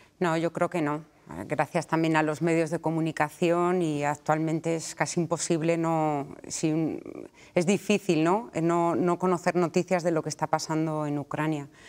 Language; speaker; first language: Spanish; native; Spanish